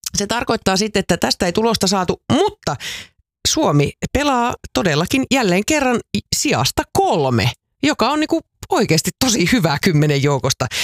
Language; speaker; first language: Finnish; native; Finnish